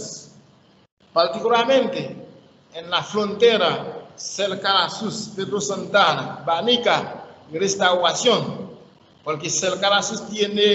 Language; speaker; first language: Spanish; non-native, learner; Haitian Creole